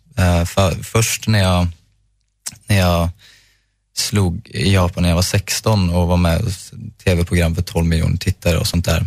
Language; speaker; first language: Swedish; native; Swedish